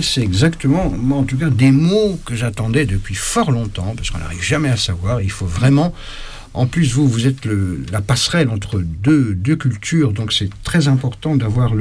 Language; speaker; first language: French; native; French